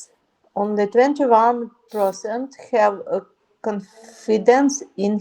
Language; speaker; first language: English; non-native, learner; Ukrainian